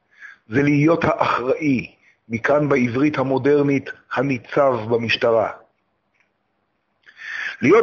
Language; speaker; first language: Hebrew; native; Hebrew